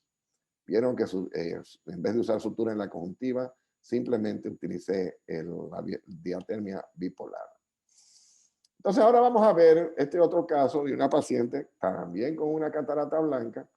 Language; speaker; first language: Spanish; native; Spanish